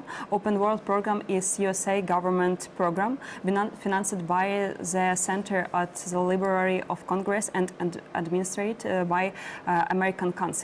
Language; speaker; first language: English; non-native, learner; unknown